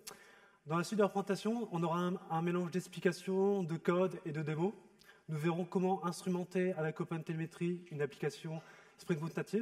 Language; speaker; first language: French; native; French